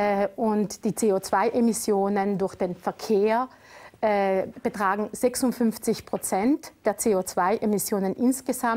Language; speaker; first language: German; native; German